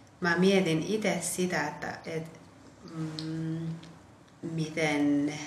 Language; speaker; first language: Finnish; early bilingual, other home language; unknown